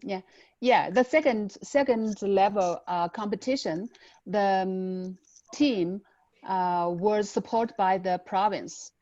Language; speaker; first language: English; non-native, learner; Chinese